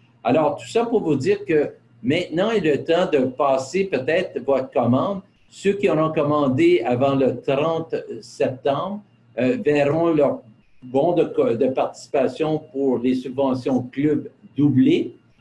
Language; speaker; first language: French; native; French